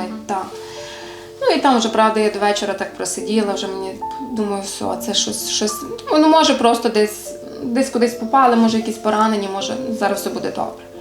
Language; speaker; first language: Ukrainian; native; Ukrainian